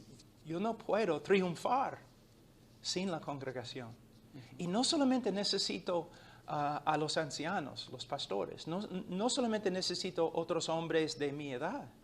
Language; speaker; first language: Spanish; non-native, fluent; English